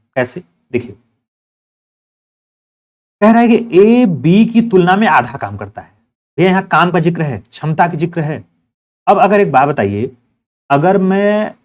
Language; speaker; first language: Hindi; native; Hindi